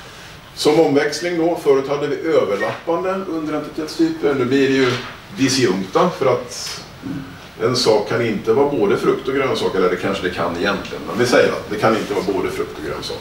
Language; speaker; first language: Swedish; native; Swedish